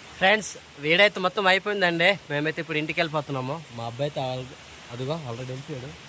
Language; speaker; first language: Telugu; non-native, local second language; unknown